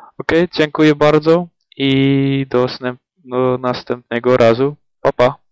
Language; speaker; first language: Polish; non-native, learner; Dutch